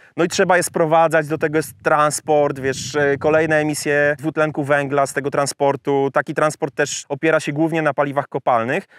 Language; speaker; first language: Polish; native; Polish